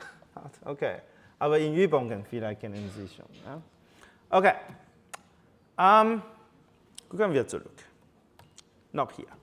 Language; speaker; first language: German; non-native, learner; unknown